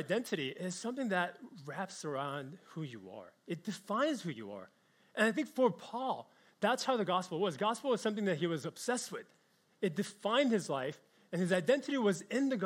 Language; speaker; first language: English; early bilingual, other home language; Korean